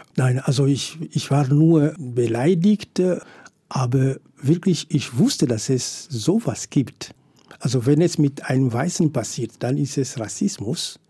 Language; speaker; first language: German; non-native, fluent; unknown